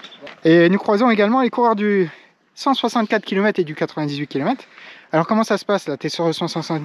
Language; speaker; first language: French; native; French